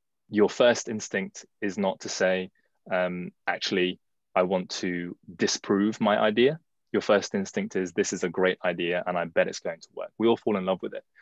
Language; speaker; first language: English; early bilingual, other home language; Chinese